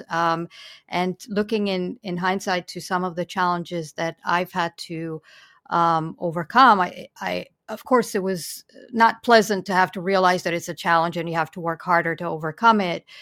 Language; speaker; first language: English; non-native, fluent; Romanian